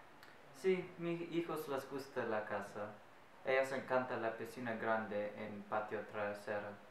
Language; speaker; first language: Spanish; non-native, learner; English